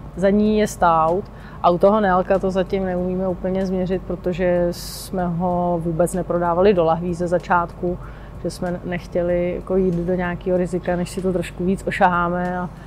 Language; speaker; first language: Czech; native; Czech